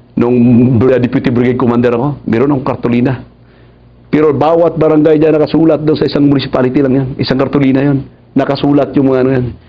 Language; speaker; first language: Filipino; non-native, local second language; Cebuano